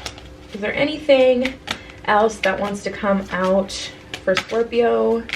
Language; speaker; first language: English; native; English